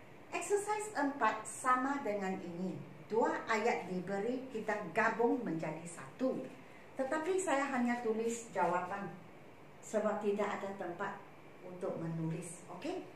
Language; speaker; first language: Malay; non-native, local second language; Chinese